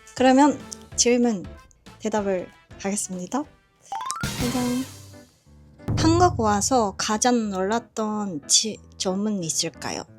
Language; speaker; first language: Korean; non-native, fluent; Japanese